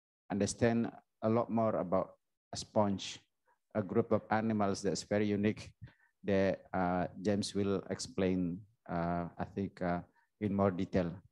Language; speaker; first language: English; non-native, fluent; Indonesian